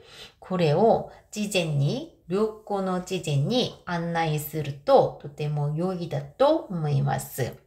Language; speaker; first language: Japanese; non-native, fluent; Korean